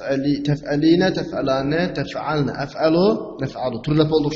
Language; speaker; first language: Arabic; non-native, fluent; Uzbek